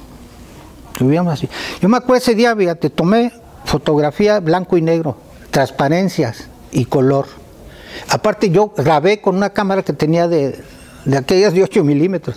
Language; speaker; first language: Spanish; native; Spanish